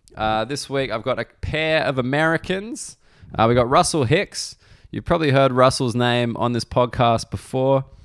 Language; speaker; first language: English; native; English